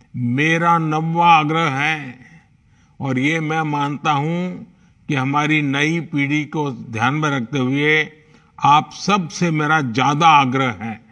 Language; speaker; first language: Hindi; non-native, local second language; Gujarati